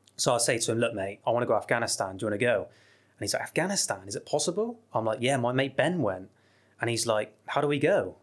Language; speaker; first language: English; native; English